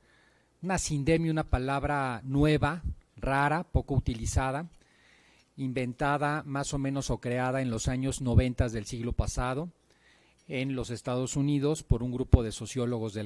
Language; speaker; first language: Spanish; native; Spanish